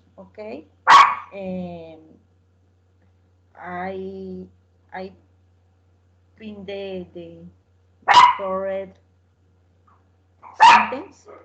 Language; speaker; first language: English; non-native, learner; Spanish